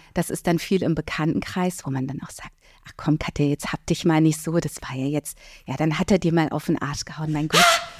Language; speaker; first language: German; native; German